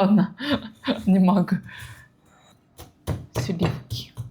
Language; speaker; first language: Russian; non-native, learner; Japanese